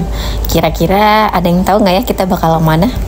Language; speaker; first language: Indonesian; native; Indonesian